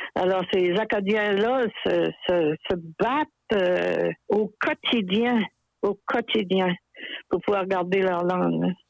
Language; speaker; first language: French; native; French